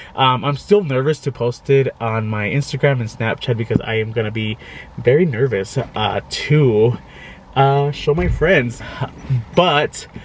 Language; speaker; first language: English; native; English